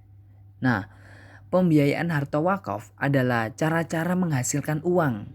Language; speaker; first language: Indonesian; native; Indonesian